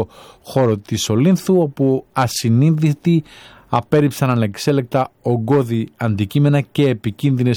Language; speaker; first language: Greek; native; Greek